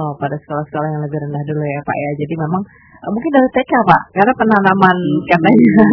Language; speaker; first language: Indonesian; native; Indonesian